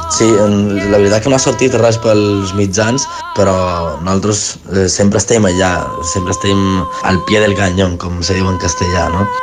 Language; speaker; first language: Catalan; early bilingual, other home language; Arabic